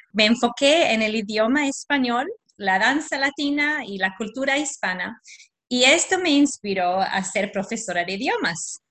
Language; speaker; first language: Spanish; non-native, fluent; English